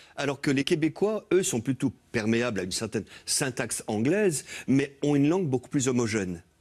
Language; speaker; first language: French; native; French